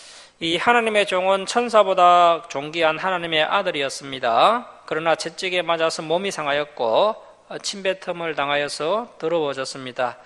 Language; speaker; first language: Korean; native; Korean